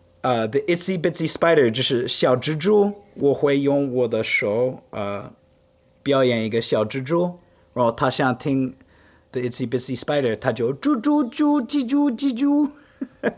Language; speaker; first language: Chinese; non-native, fluent; English